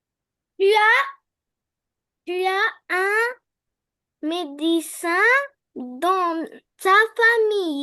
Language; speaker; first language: French; non-native, learner; Arabic